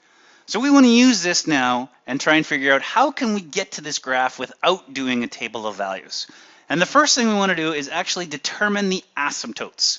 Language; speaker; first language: English; native; English